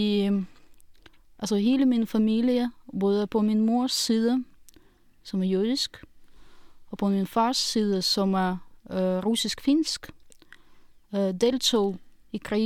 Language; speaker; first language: Danish; non-native, fluent; Russian